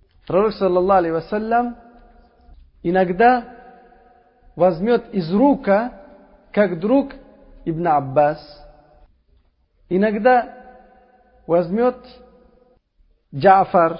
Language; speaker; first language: Russian; non-native, learner; Uzbek